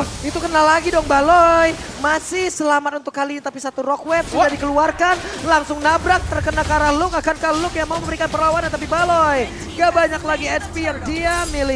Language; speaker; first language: Indonesian; native; Indonesian